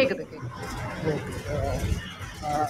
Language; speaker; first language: Tamil; native; Tamil